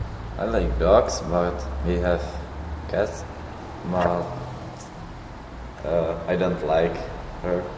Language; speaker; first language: English; non-native, learner; Czech